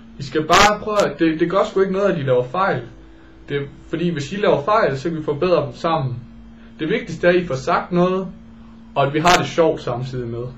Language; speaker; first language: Danish; native; Danish